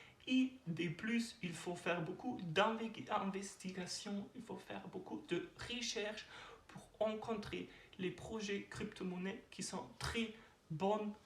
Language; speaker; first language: French; non-native, learner; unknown